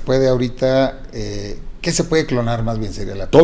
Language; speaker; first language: Spanish; native; Spanish